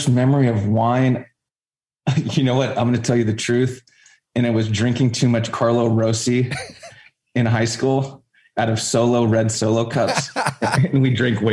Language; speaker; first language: English; native; English